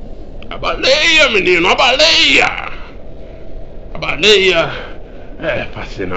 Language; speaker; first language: Portuguese; native; Portuguese